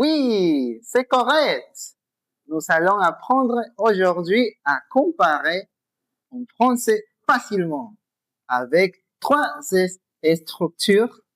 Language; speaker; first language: French; non-native, fluent; Spanish